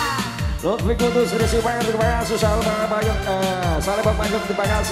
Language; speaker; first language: Indonesian; non-native, local second language; Javanese